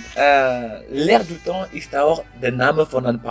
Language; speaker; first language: German; non-native, learner; French